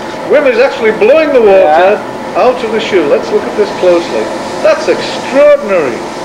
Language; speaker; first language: English; native; English